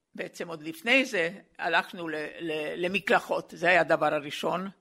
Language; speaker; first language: Hebrew; non-native, fluent; Slovak